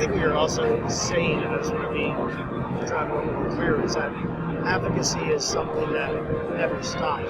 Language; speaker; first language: English; native; English